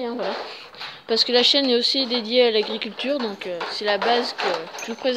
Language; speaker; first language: French; native; French